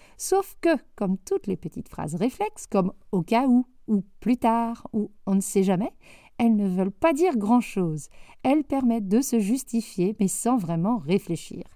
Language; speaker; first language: French; native; French